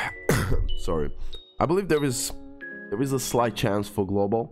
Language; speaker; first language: English; non-native, fluent; Croatian